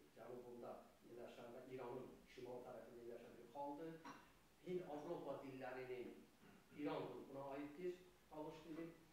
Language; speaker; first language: Azerbaijani; non-native, local second language; Talysh